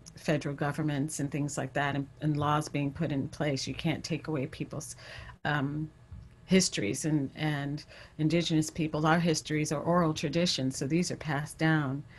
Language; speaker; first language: English; native; English